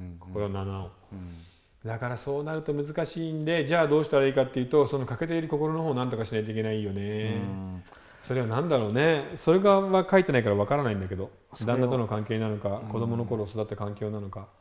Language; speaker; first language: Japanese; native; Japanese